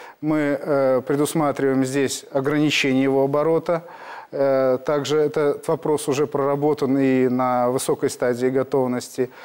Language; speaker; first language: Russian; native; Russian